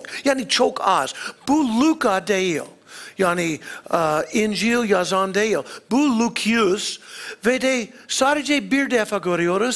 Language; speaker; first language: Turkish; non-native, fluent; English